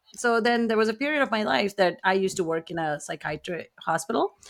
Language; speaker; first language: English; non-native, local second language; Gujarati